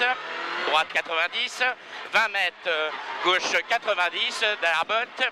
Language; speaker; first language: French; native; French